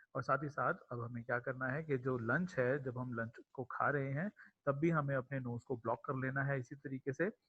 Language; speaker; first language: Hindi; native; Hindi